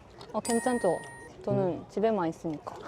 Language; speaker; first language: Korean; non-native, learner; Japanese